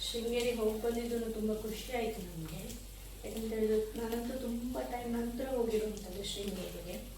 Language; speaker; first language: Kannada; non-native, local second language; Tulu